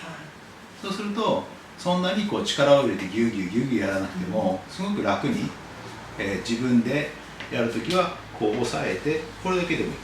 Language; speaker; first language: Japanese; native; Japanese